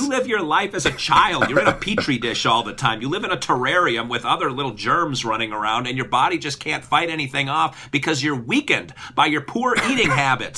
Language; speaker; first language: English; native; English